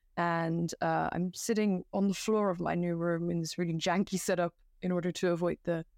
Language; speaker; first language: English; non-native, fluent; Dutch